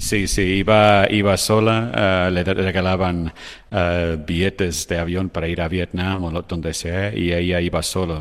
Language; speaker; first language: Spanish; non-native, fluent; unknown